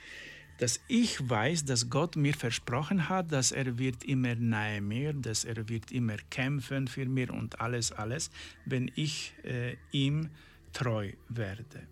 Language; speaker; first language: German; non-native, learner; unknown